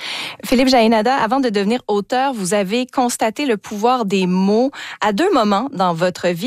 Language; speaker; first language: French; native; French